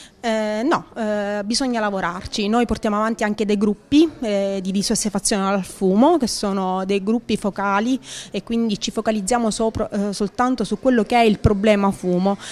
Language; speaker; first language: Italian; native; Italian